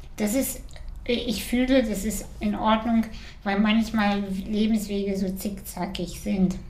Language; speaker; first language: German; early bilingual, other home language; Russian